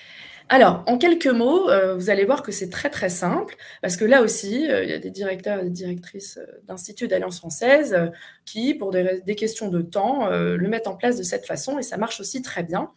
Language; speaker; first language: French; native; French